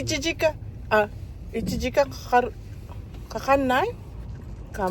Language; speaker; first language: Japanese; non-native, fluent; Filipino